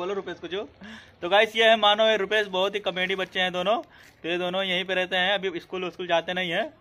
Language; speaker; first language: Hindi; native; Hindi